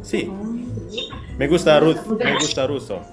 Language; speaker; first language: Spanish; non-native, learner; Indonesian